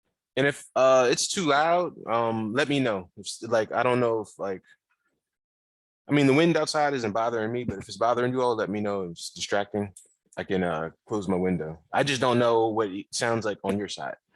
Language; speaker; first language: English; native; English